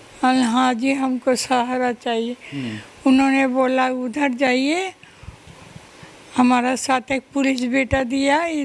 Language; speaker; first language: Hindi; non-native, local second language; Bangla